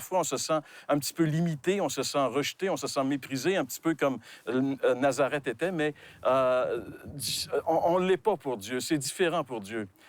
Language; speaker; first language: French; native; French